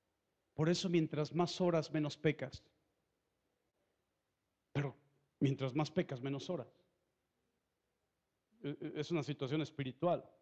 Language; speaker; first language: Spanish; native; Spanish